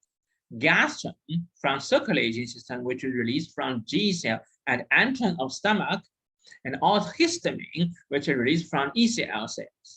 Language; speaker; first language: English; non-native, fluent; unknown